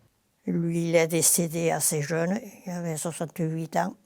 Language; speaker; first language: French; non-native, local second language; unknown